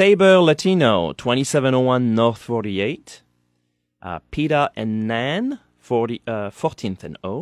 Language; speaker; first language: English; non-native, fluent; French